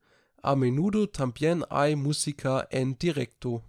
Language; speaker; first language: Spanish; non-native, learner; German